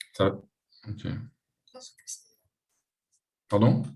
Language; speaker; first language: French; native; French